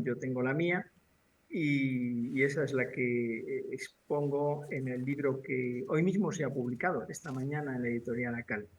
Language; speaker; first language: Spanish; native; Spanish